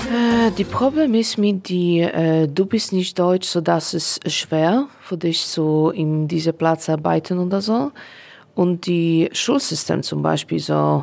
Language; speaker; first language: German; non-native, learner; Polish